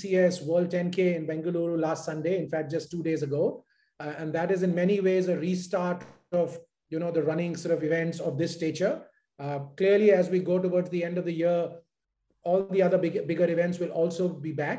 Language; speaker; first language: English; non-native, local second language; Hindi